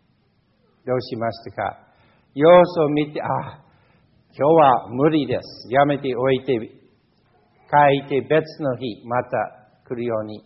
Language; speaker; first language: Japanese; non-native, fluent; English